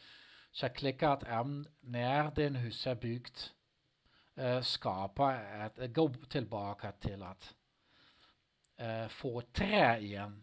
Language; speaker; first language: Swedish; non-native, learner; Dutch